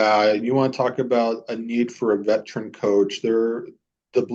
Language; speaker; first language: English; native; English